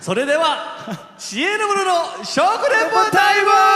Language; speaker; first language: Japanese; non-native, fluent; Korean